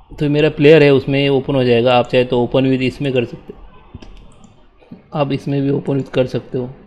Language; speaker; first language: Hindi; native; Hindi